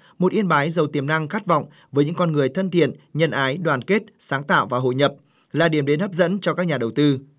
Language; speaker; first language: Vietnamese; native; Vietnamese